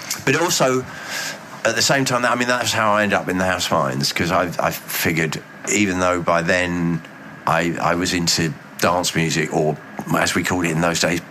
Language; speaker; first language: English; native; English